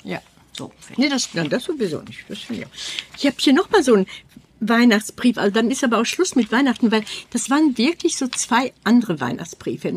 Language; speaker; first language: German; native; German